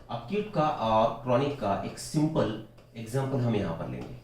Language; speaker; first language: Hindi; non-native, local second language; Marathi